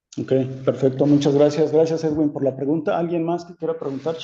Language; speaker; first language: Spanish; native; Spanish